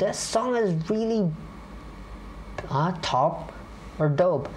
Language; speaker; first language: English; non-native, fluent; Indonesian